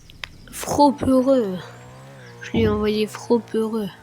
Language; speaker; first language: French; native; French